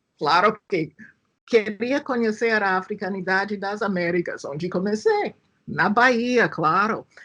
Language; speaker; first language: Portuguese; non-native, fluent; English